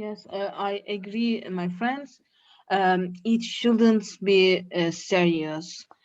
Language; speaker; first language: English; non-native, learner; Turkish